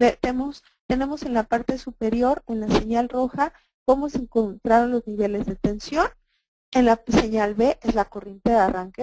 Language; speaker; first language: Spanish; native; Spanish